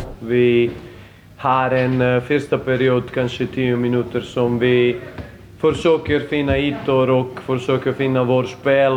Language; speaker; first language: Swedish; non-native, fluent; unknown